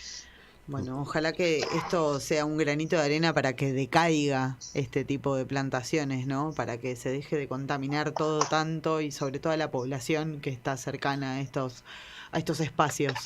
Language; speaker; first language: Spanish; native; Spanish